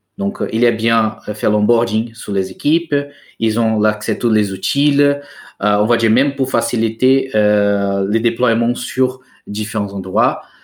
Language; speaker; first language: French; non-native, fluent; Portuguese